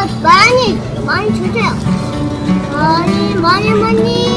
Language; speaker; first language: Korean; non-native, learner; Vietnamese